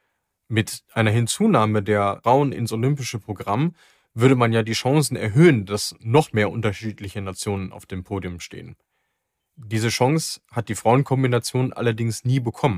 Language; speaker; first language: German; native; German